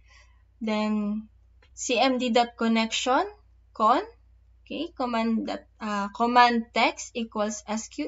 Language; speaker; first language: English; non-native, local second language; Filipino